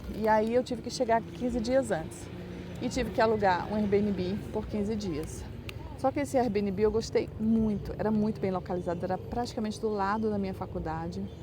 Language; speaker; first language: Portuguese; native; Portuguese